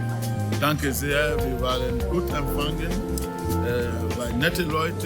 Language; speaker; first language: German; non-native, fluent; French